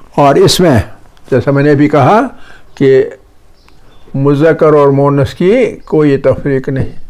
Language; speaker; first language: Urdu; native; Urdu